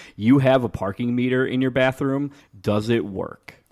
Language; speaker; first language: English; native; English